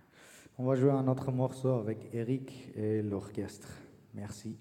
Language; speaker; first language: French; non-native, learner; Armenian